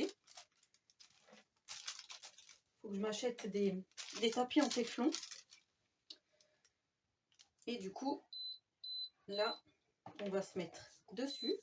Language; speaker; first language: French; native; French